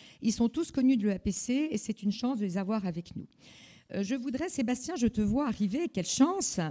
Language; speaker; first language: French; native; French